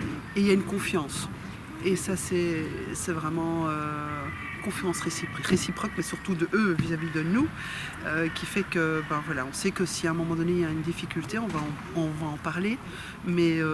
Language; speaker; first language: French; native; French